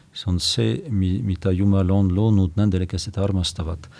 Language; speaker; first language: Estonian; non-native, fluent; French